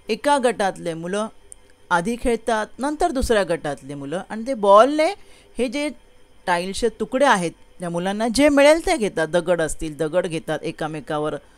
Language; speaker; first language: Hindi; non-native, local second language; Marathi